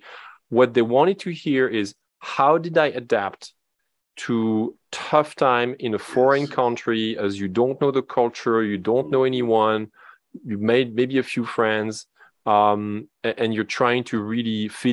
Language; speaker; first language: English; non-native, fluent; French